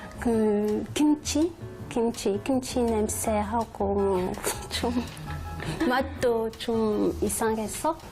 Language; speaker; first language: Korean; non-native, learner; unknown